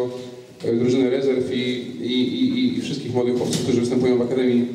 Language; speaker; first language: Polish; native; Polish